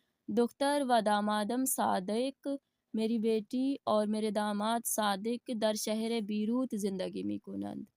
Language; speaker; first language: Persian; non-native, fluent; Urdu